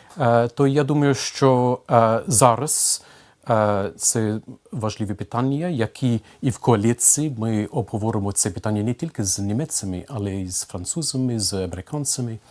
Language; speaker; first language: Ukrainian; non-native, fluent; English